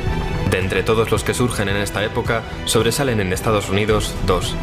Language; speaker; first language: Spanish; native; Spanish